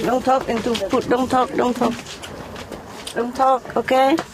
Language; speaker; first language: English; non-native, fluent; Vietnamese